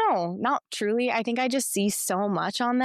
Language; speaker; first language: English; native; English